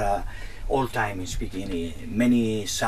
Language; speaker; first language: English; non-native, learner; Spanish